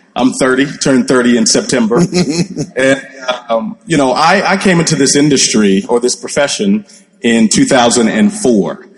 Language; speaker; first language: English; native; English